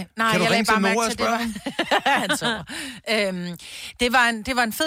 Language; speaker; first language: Danish; native; Danish